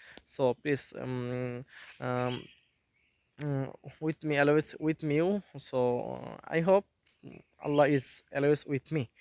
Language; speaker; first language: English; non-native, learner; Bangla